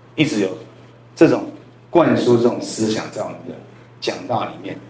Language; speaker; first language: Chinese; non-native, local second language; Min Nan Chinese